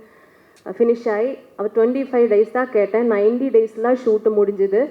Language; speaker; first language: Tamil; non-native, learner; Malayalam